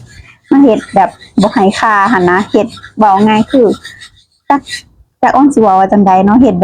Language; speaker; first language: Thai; non-native, local second language; Northeastern Thai